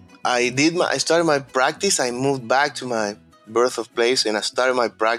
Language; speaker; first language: English; non-native, fluent; Spanish